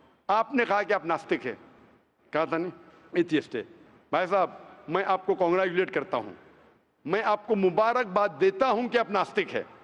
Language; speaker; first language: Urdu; non-native, local second language; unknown